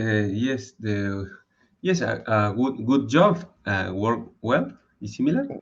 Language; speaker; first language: English; non-native, learner; Spanish